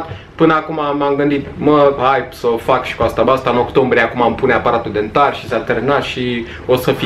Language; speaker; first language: Romanian; native; Romanian